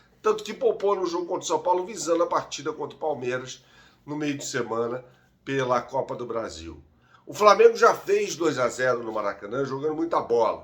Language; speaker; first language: Portuguese; native; Portuguese